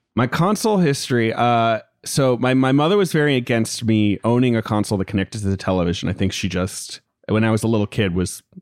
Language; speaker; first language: English; native; English